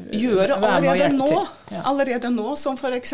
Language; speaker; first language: Norwegian; non-native, fluent; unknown